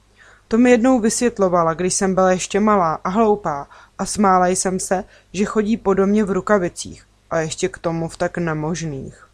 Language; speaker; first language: Czech; native; Czech